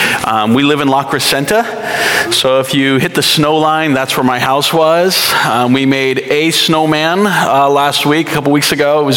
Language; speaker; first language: English; native; English